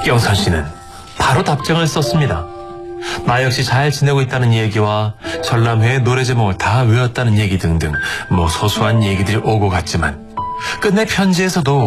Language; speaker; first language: Korean; native; Korean